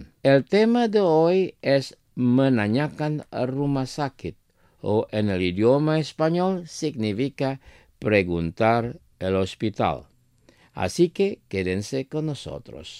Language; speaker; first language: Spanish; non-native, fluent; Indonesian